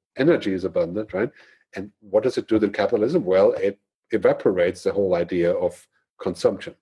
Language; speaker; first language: English; non-native, fluent; German